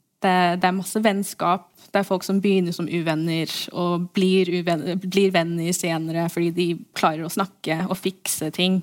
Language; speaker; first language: Norwegian; early bilingual, heritage; English